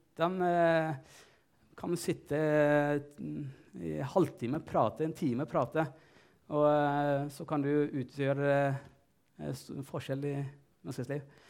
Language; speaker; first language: Norwegian; non-native, fluent; Tigrinya